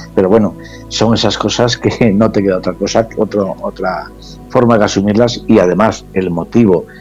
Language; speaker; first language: Spanish; native; Spanish